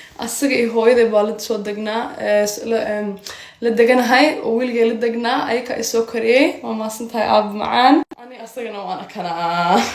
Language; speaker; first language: Somali; early bilingual, heritage; Somali